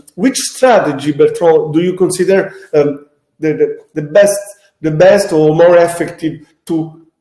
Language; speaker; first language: English; non-native, fluent; Italian